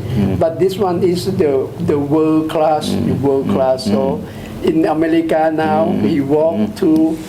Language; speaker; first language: English; non-native, learner; Thai